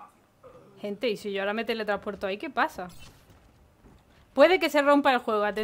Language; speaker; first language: Spanish; native; Spanish